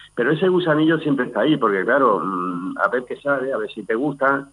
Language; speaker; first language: Spanish; native; Spanish